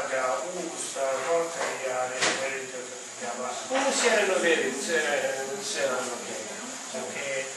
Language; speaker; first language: Estonian; non-native, learner; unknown